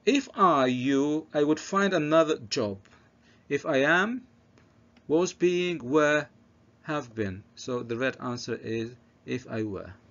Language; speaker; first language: English; non-native, fluent; Arabic